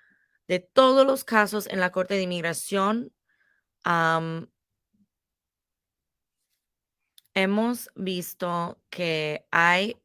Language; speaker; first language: Spanish; non-native, fluent; English